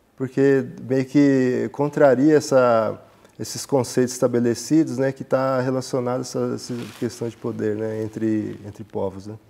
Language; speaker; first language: Portuguese; native; Portuguese